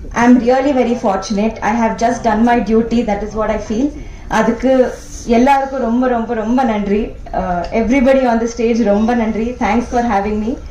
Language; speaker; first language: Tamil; non-native, learner; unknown